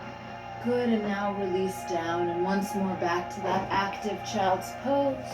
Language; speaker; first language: English; native; English